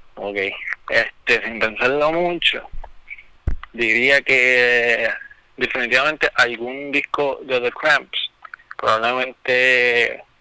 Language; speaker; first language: Spanish; native; Spanish